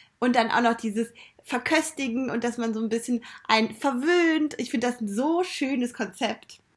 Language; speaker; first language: German; native; German